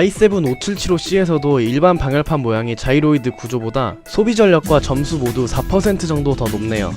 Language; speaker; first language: Korean; native; Korean